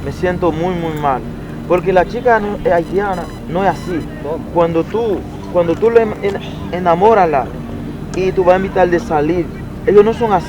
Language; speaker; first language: Spanish; non-native, learner; Haitian Creole